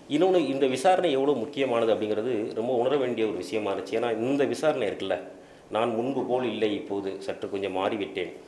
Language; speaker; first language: Tamil; native; Tamil